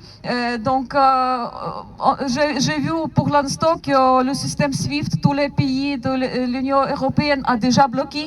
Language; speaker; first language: French; non-native, fluent; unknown